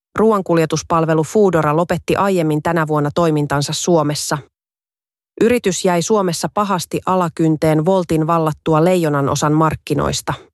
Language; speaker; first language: Finnish; native; Finnish